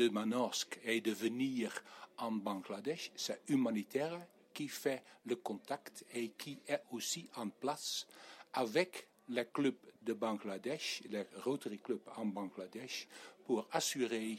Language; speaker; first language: French; non-native, fluent; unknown